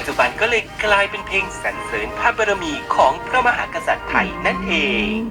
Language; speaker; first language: Thai; native; Thai